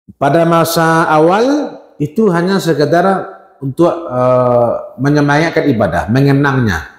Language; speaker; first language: Malay; non-native, local second language; Minangkabau